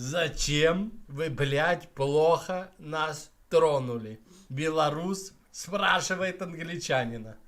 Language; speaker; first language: Russian; native; Russian